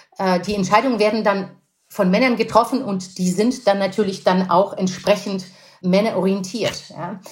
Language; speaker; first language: German; non-native, fluent; Russian